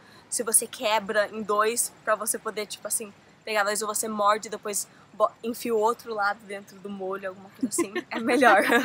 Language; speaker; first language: Portuguese; early bilingual, heritage; Portuguese